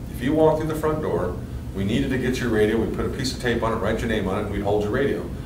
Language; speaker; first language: English; native; English